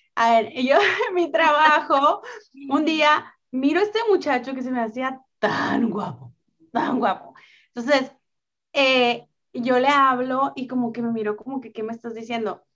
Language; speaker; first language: Spanish; native; Spanish